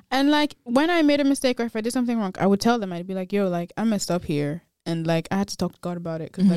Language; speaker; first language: English; early bilingual, other home language; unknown